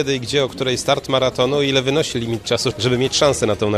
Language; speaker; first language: Polish; native; Polish